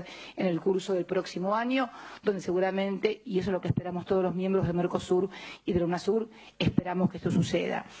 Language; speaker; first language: Spanish; native; Spanish